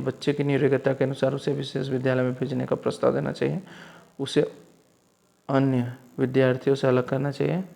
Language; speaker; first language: Hindi; native; Hindi